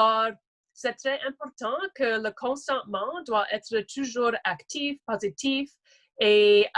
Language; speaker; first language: French; non-native, local second language; English